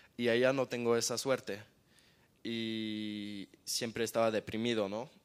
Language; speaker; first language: Spanish; early bilingual, heritage; Spanish